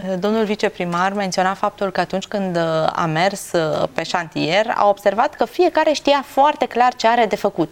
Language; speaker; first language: Romanian; native; Romanian